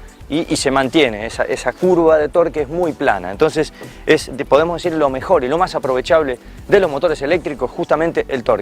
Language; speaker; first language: Spanish; native; Spanish